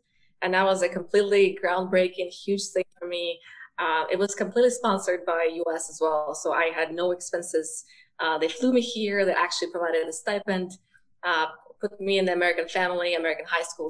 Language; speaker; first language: English; non-native, fluent; Ukrainian